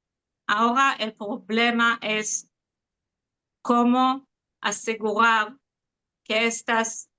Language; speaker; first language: Spanish; non-native, fluent; Hebrew